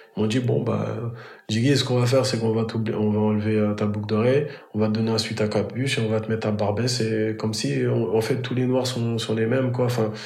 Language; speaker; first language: French; native; French